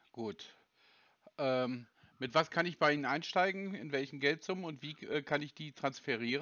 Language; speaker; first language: German; native; German